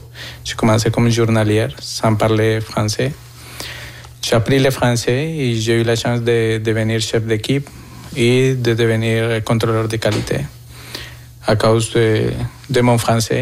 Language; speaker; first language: French; non-native, fluent; Spanish